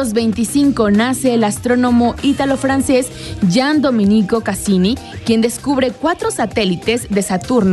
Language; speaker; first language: Spanish; native; Spanish